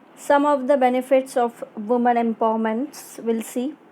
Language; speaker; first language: English; non-native, local second language; Marathi